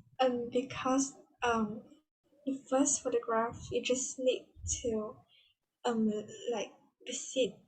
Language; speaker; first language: English; non-native, learner; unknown